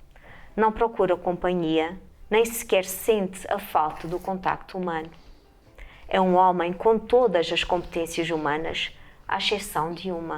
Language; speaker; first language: Portuguese; native; Portuguese